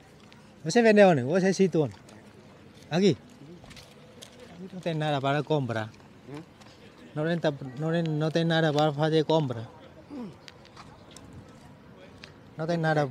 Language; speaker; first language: Portuguese; non-native, learner; Vietnamese